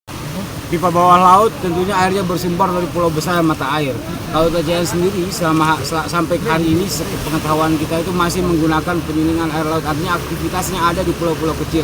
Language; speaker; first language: Indonesian; native; Indonesian